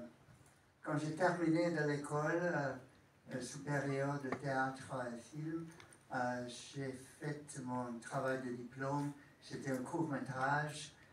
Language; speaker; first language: French; non-native, fluent; Hungarian